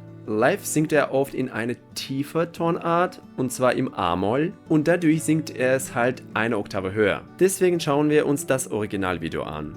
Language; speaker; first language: German; non-native, fluent; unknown